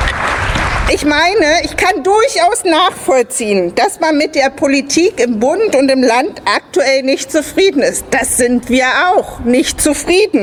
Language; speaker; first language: German; native; German